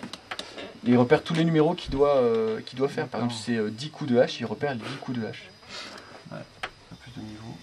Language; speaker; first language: French; native; French